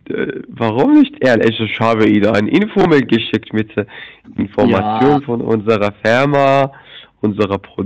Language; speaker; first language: German; non-native, fluent; Arabic